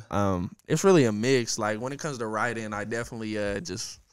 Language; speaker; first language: English; native; English